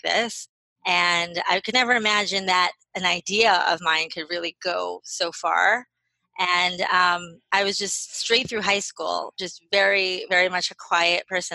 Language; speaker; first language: English; native; English